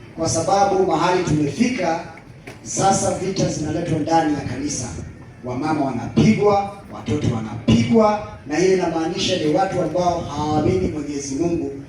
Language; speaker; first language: Swahili; native; Swahili